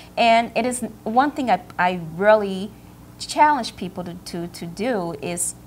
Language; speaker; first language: English; native; English